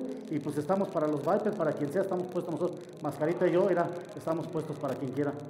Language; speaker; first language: Spanish; native; Spanish